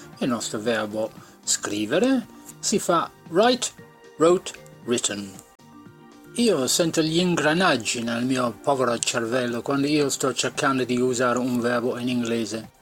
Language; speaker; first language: Italian; non-native, fluent; English